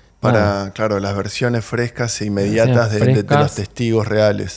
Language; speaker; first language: Spanish; native; Spanish